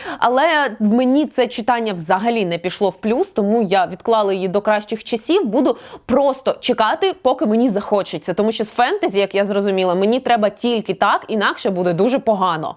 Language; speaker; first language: Ukrainian; native; Ukrainian